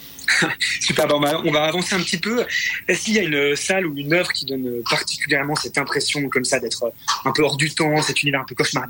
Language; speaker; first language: French; native; French